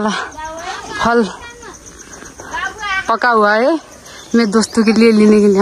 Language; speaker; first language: Nepali; native; Nepali